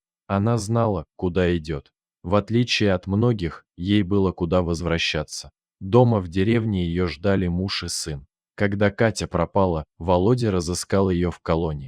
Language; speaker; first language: Russian; native; Russian